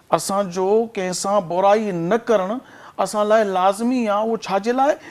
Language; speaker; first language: Sindhi; native; Sindhi